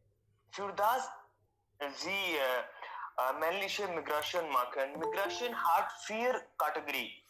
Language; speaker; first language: German; non-native, learner; Hindi